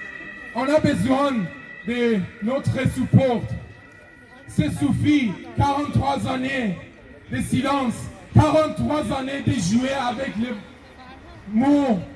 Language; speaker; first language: French; non-native, learner; Persian